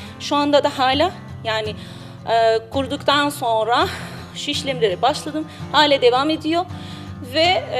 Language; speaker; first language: Turkish; non-native, learner; Persian